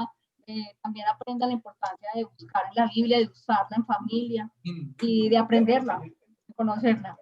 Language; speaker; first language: Spanish; native; Spanish